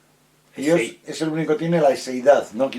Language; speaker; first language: Spanish; native; Spanish